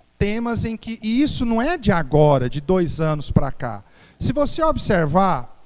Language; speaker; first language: Portuguese; native; Portuguese